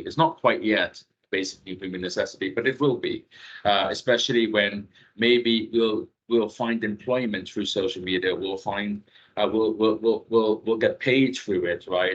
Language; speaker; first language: English; non-native, fluent; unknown